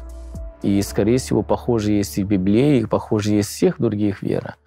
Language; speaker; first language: Russian; non-native, fluent; Punjabi